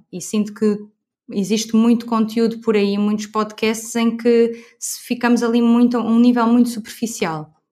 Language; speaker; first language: Portuguese; native; Portuguese